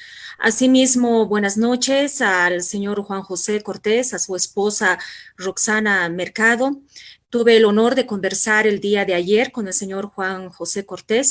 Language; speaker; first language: Spanish; native; Spanish